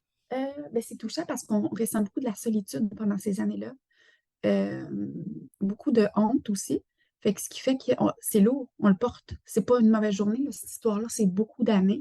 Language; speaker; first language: French; native; French